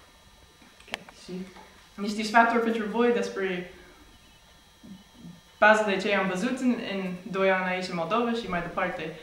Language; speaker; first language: Romanian; non-native, fluent; English